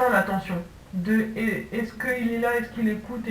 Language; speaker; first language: French; native; French